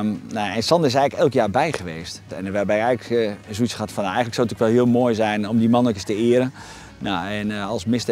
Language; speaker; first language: Dutch; native; Dutch